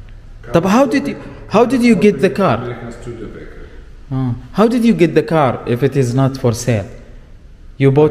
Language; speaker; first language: English; non-native, learner; Arabic